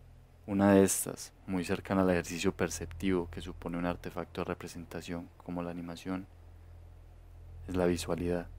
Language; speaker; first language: Spanish; native; Spanish